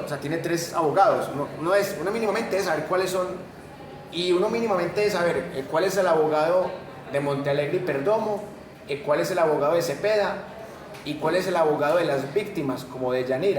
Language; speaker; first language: Spanish; native; Spanish